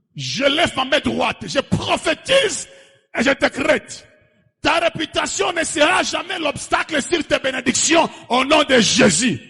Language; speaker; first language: French; non-native, local second language; Swahili